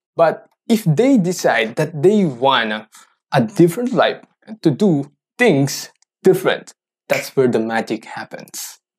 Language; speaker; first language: English; non-native, local second language; Filipino